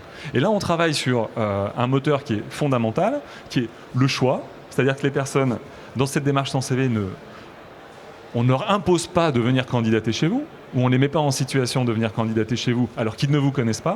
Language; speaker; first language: French; native; French